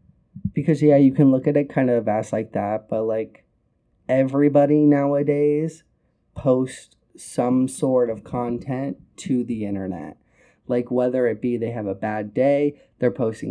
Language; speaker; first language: English; native; English